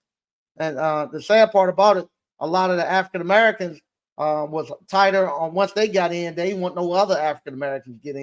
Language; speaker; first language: English; native; English